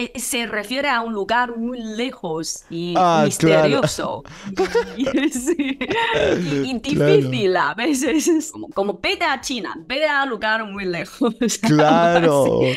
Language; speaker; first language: Spanish; non-native, fluent; Chinese